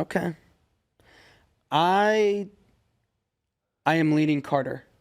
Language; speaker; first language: English; native; English